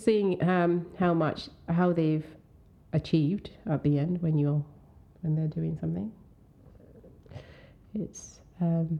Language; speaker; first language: English; non-native, local second language; Swahili